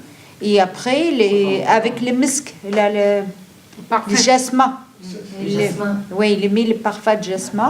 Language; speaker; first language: French; non-native, learner; Arabic